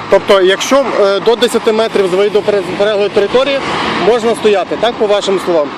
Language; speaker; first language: Ukrainian; native; Ukrainian